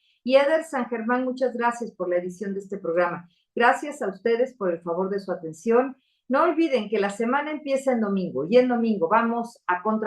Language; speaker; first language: Spanish; native; Spanish